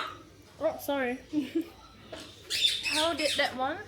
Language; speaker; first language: English; non-native, learner; Thai